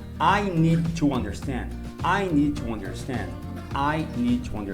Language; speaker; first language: English; non-native, learner; Portuguese